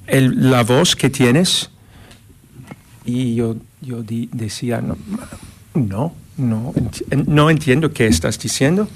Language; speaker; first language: Spanish; non-native, learner; English